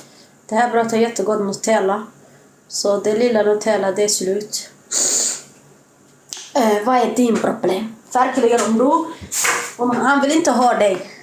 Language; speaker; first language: Swedish; non-native, learner; Somali